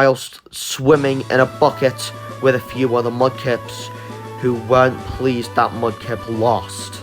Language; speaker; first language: English; native; English